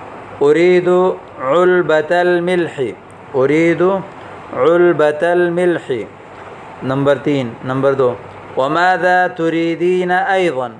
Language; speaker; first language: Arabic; non-native, fluent; Urdu